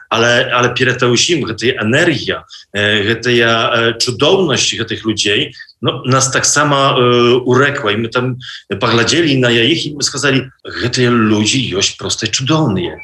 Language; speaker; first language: Belarusian; non-native, local second language; Polish